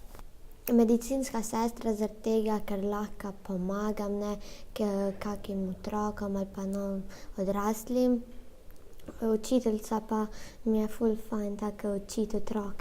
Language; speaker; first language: Slovenian; early bilingual, other home language; Albanian